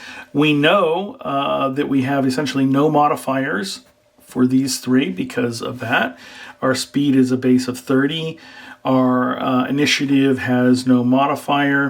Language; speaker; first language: English; native; English